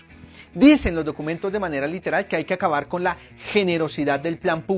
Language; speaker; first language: Spanish; native; Spanish